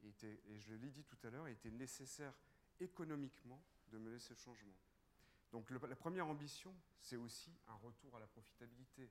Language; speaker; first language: French; native; French